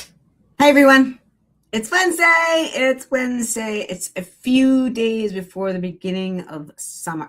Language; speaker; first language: English; native; English